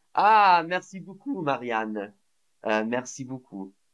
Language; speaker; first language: French; non-native, learner; English